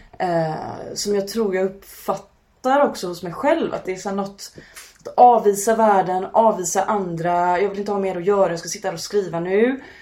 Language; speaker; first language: Swedish; native; Swedish